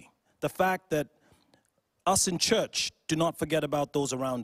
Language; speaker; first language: English; non-native, local second language; Ganda